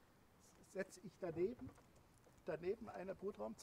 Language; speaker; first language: German; native; German